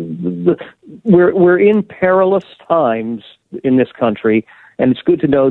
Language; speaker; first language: English; native; English